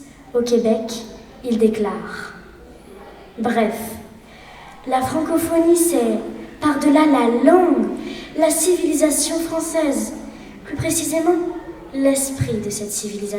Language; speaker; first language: French; native; French